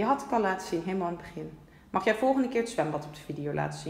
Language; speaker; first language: Dutch; native; Dutch